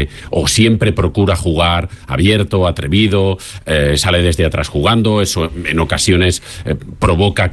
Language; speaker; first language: Spanish; native; Spanish